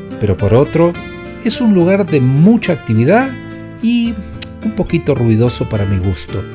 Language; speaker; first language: Spanish; native; Spanish